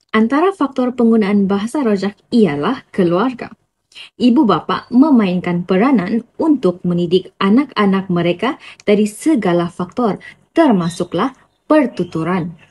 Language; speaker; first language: Malay; native; Malay